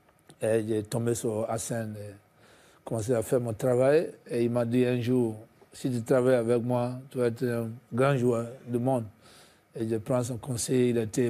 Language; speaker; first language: French; non-native, fluent; English